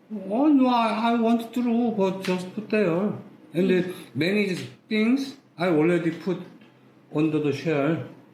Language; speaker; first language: English; non-native, learner; Korean